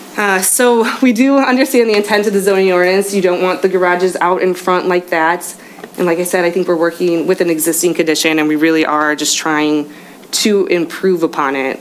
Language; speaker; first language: English; native; English